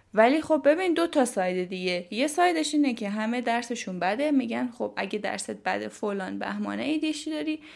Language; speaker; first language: Persian; native; Persian